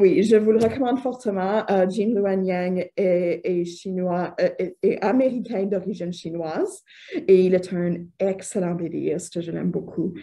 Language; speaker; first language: French; native; French